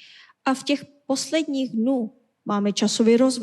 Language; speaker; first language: Czech; non-native, fluent; Korean